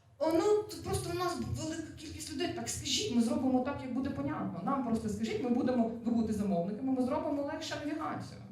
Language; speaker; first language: Ukrainian; non-native, local second language; Russian